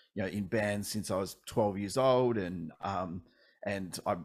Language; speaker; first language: English; native; English